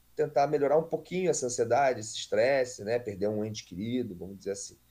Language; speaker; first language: Portuguese; native; Portuguese